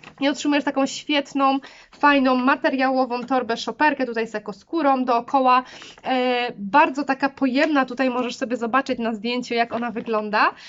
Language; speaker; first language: Polish; native; Polish